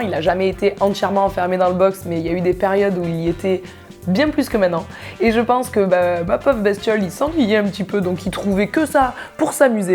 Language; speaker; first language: French; native; French